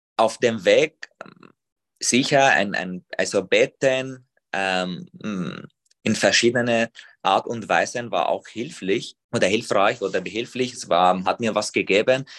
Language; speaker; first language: German; non-native, fluent; Arabic